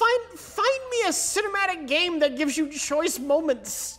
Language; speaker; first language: English; native; English